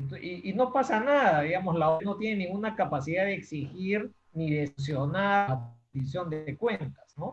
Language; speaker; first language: Spanish; native; Spanish